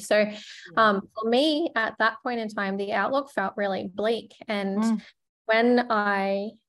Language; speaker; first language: English; native; English